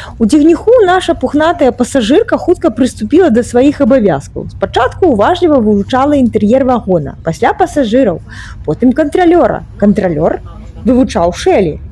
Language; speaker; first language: Belarusian; native; Belarusian